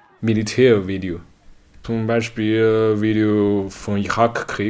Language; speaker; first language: German; non-native, learner; Chinese